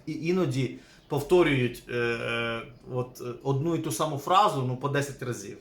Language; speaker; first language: Ukrainian; native; Ukrainian